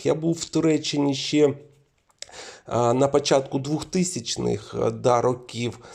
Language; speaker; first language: Ukrainian; non-native, local second language; Russian